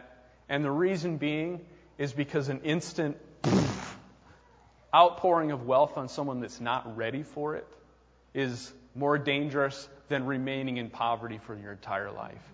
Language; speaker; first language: English; native; English